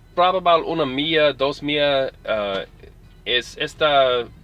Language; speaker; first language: Spanish; non-native, learner; English